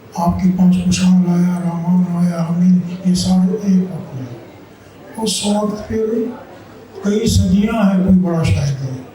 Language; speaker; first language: Urdu; non-native, local second language; Pashto